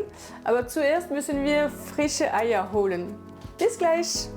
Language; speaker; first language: German; non-native, fluent; French